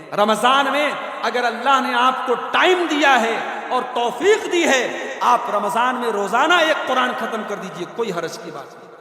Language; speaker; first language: Urdu; native; Urdu